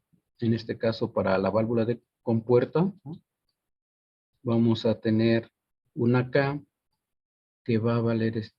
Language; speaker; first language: Spanish; native; Spanish